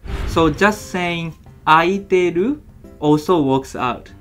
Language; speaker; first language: English; non-native, fluent; Japanese